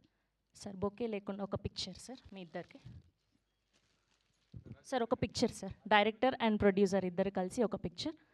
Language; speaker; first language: Telugu; native; Telugu